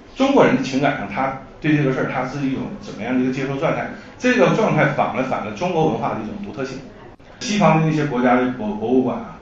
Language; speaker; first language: Chinese; native; Chinese